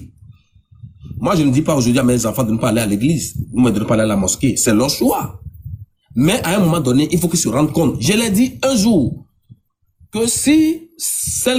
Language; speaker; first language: French; non-native, local second language; Ewe